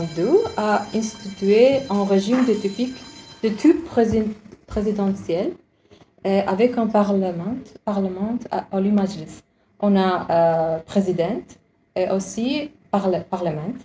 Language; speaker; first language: French; non-native, learner; Uzbek